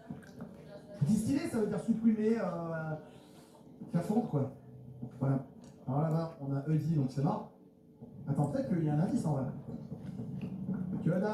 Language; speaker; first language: French; native; French